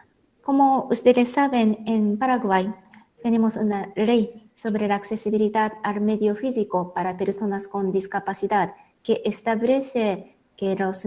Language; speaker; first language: Spanish; non-native, fluent; Japanese